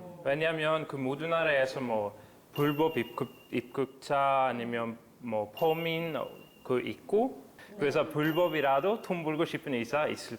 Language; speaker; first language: Korean; non-native, fluent; Norwegian